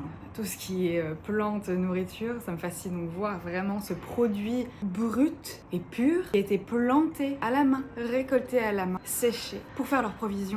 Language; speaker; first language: French; native; French